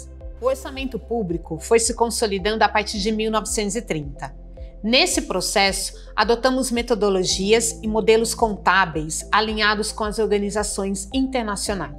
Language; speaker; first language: Portuguese; native; Portuguese